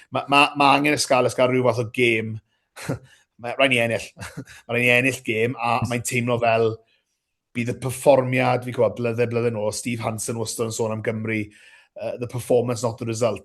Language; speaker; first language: Welsh; native; Welsh